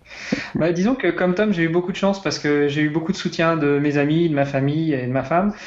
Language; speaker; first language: French; native; French